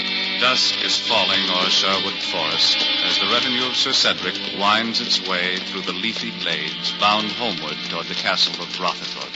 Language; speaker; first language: English; native; English